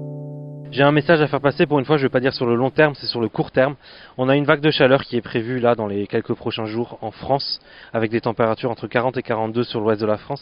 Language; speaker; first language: French; native; French